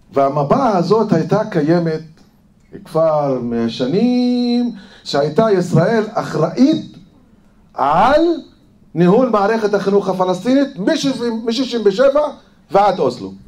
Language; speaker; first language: Hebrew; non-native, fluent; Arabic